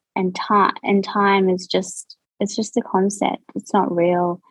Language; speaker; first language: English; native; English